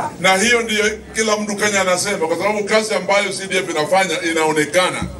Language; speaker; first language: Swahili; native; Swahili